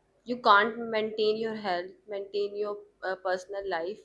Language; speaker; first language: English; non-native, learner; Hindi